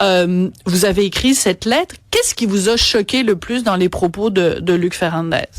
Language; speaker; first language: French; native; French